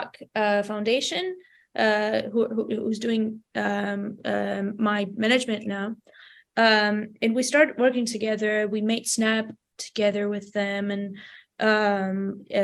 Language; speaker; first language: English; non-native, fluent; Armenian